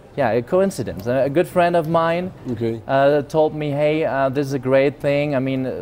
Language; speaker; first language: English; non-native, fluent; German